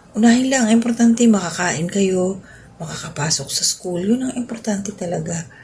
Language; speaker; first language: Filipino; non-native, local second language; Cebuano